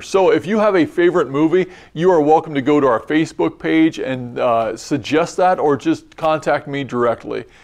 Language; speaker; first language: English; native; English